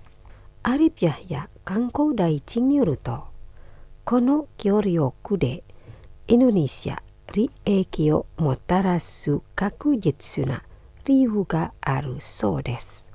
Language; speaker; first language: Japanese; non-native, fluent; Indonesian